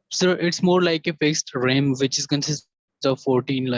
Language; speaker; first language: English; non-native, learner; Urdu